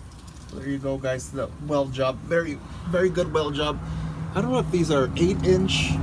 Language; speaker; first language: English; native; English